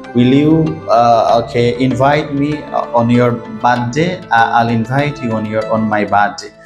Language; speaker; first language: English; non-native, local second language; Bangla